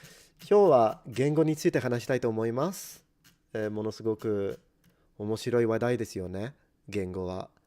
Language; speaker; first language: Japanese; non-native, fluent; English